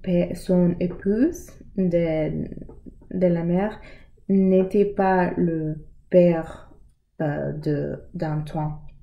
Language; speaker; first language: French; non-native, learner; English